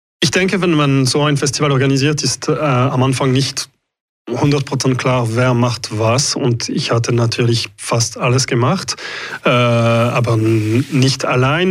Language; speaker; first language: German; non-native, local second language; French